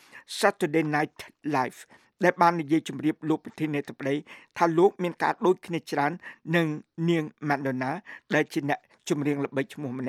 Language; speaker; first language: Khmer; native; Khmer